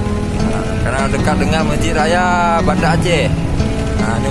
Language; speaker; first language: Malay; non-native, local second language; Achinese